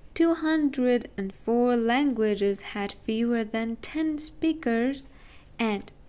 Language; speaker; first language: English; non-native, fluent; Persian